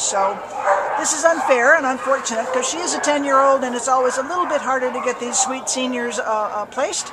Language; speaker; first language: English; native; English